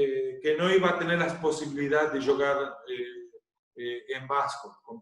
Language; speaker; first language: Portuguese; non-native, learner; Spanish